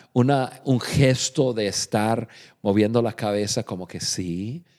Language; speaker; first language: Spanish; non-native, fluent; English